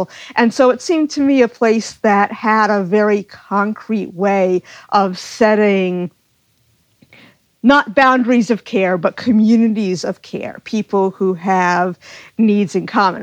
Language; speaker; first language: English; native; English